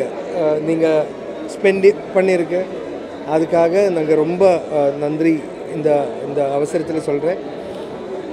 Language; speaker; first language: Tamil; non-native, learner; Malayalam